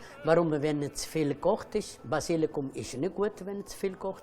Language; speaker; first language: German; non-native, fluent; Italian